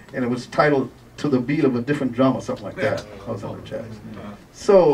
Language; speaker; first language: English; native; English